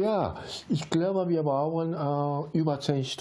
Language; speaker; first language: German; non-native, learner; Japanese